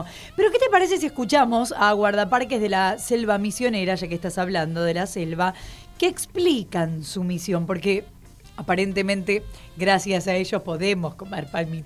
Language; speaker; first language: Spanish; native; Spanish